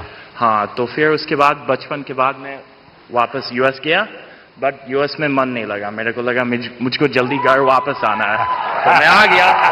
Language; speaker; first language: Hindi; non-native, fluent; English